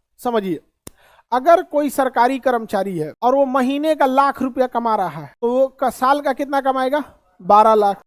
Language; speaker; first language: Hindi; native; Hindi